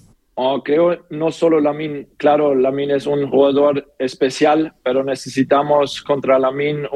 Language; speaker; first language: Spanish; non-native, learner; German